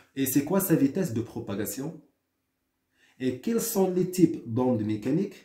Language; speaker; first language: French; non-native, local second language; Arabic